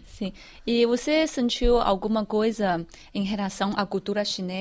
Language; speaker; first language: Portuguese; non-native, fluent; Chinese